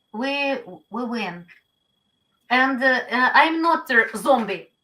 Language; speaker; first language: English; non-native, learner; Ukrainian